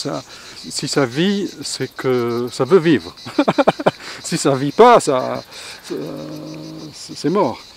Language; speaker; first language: French; non-native, fluent; English